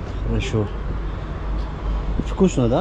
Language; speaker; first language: Russian; non-native, learner; Turkish